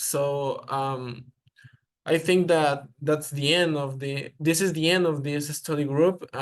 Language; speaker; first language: English; non-native, learner; Spanish